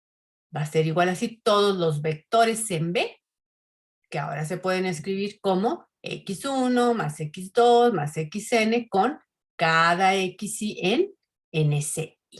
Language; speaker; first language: Spanish; native; Spanish